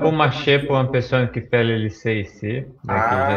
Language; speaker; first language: French; non-native, fluent; Portuguese